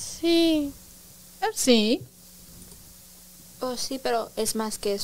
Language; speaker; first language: Spanish; early bilingual, heritage; Spanish